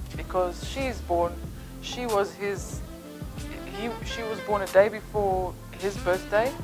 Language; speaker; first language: English; native; English